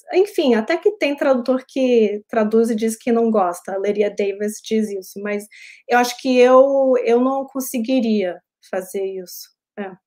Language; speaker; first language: Portuguese; early bilingual, heritage; Portuguese